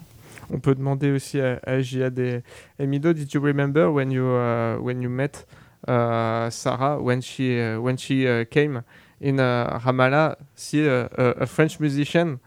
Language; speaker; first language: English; non-native, learner; French